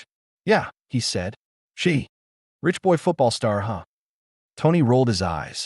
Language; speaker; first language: English; native; English